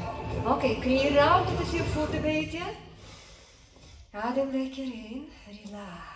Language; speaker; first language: Dutch; non-native, learner; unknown